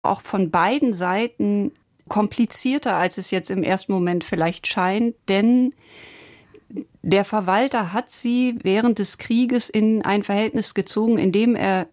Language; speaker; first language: German; native; German